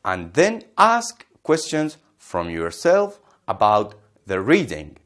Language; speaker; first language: English; non-native, fluent; Persian